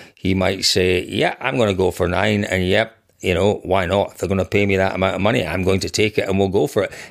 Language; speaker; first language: English; native; English